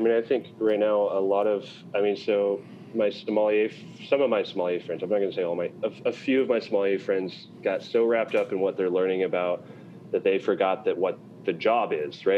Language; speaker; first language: English; native; English